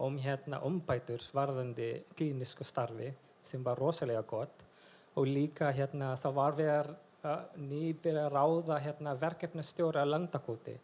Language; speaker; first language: Icelandic; non-native, fluent; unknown